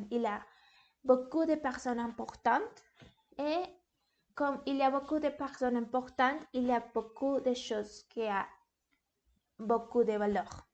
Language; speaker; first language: French; non-native, learner; English